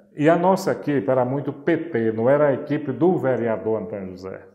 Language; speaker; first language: Portuguese; native; Portuguese